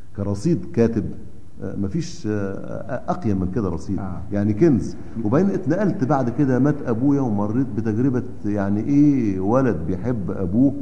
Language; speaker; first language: Egyptian Arabic; native; Egyptian Arabic